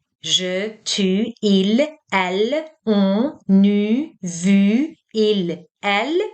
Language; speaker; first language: French; non-native, fluent; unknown